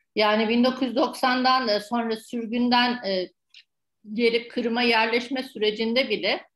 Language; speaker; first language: Turkish; native; Turkish